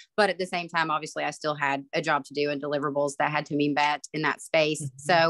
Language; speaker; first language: English; native; English